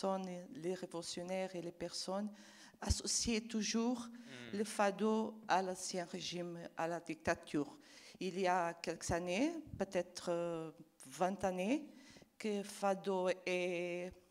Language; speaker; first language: French; non-native, fluent; Portuguese